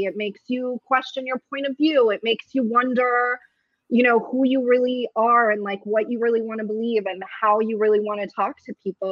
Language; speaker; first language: English; early bilingual, other home language; Russian